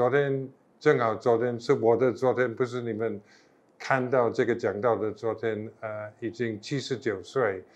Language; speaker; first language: Chinese; non-native, fluent; English